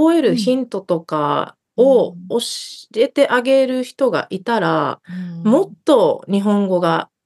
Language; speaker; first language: Japanese; native; Japanese